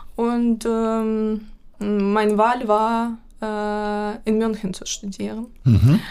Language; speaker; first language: German; non-native, fluent; Ukrainian